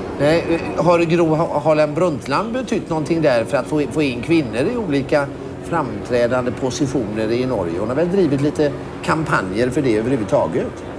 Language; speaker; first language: Swedish; native; Swedish